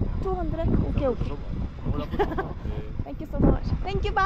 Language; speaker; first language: English; non-native, fluent; Korean